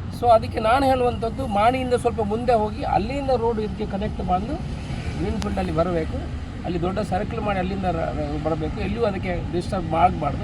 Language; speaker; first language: Kannada; non-native, local second language; Tulu